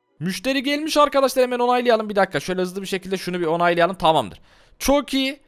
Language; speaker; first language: Turkish; native; Turkish